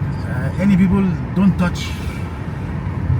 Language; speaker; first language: English; non-native, learner; Arabic